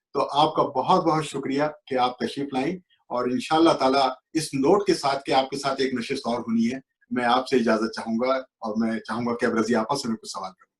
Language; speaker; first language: Urdu; native; Urdu